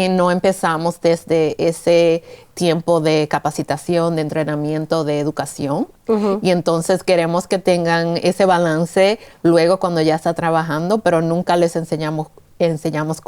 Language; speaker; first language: Spanish; early bilingual, heritage; Spanish